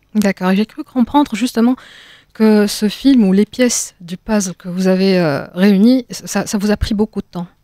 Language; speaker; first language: French; non-native, local second language; Arabic